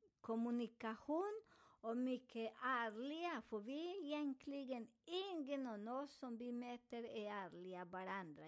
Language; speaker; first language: Swedish; non-native, fluent; Spanish